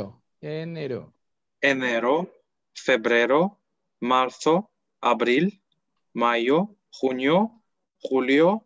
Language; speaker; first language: Spanish; non-native, learner; Russian